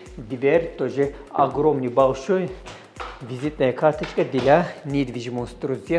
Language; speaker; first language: Russian; non-native, learner; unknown